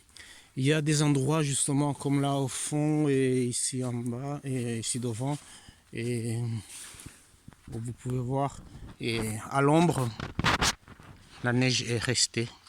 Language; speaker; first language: French; non-native, fluent; Italian